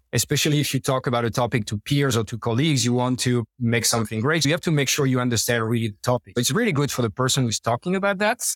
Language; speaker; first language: English; non-native, fluent; French